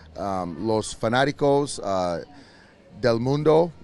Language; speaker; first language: Spanish; non-native, learner; English